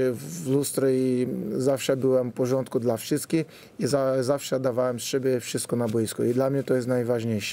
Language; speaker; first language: Polish; non-native, fluent; Portuguese